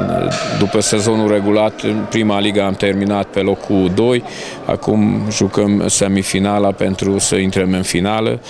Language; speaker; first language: Romanian; non-native, local second language; Hungarian